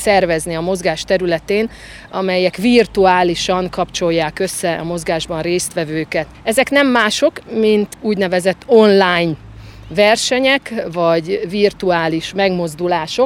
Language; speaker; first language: Hungarian; native; Hungarian